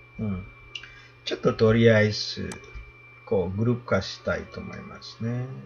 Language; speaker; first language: Japanese; non-native, fluent; Indonesian